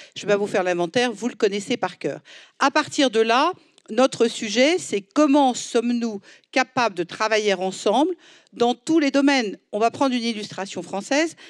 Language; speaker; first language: French; native; French